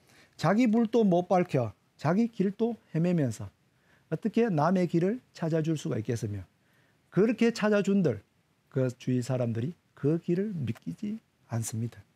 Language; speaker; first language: Korean; native; Korean